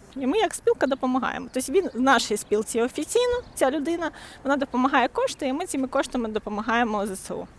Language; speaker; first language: Ukrainian; native; Ukrainian